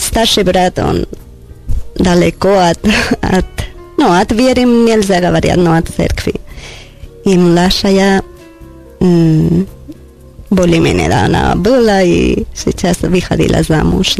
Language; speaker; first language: Russian; non-native, learner; Spanish